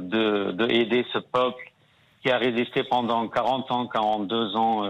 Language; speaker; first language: French; non-native, fluent; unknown